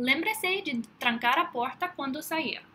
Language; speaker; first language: Portuguese; non-native, fluent; English